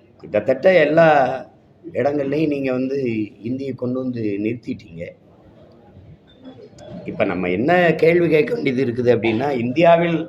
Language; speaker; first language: Tamil; native; Tamil